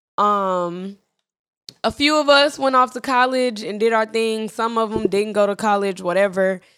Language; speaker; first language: English; native; English